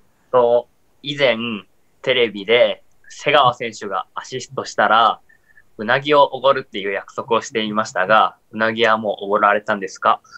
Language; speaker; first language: Japanese; native; Japanese